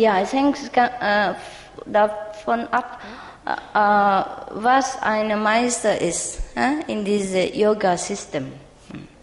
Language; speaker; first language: German; non-native, learner; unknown